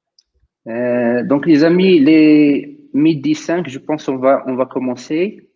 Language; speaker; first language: French; non-native, local second language; Arabic